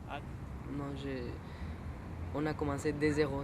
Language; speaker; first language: French; non-native, learner; Spanish